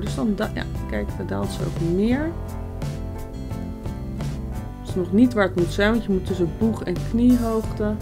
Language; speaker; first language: Dutch; native; Dutch